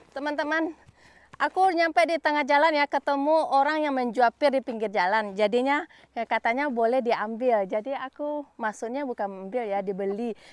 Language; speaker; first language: Indonesian; native; Indonesian